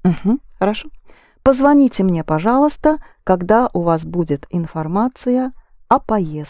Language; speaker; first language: Russian; non-native, fluent; English